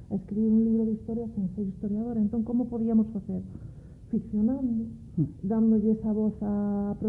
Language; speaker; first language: Galician; native; Galician